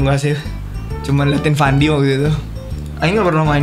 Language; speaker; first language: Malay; non-native, local second language; Sundanese